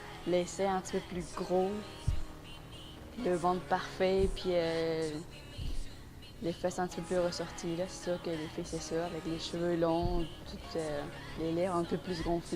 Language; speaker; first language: French; native; French